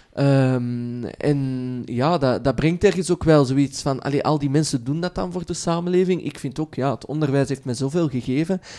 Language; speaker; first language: Dutch; early bilingual, other home language; Arabic